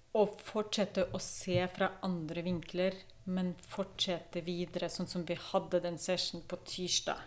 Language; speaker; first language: Norwegian; non-native, fluent; Ukrainian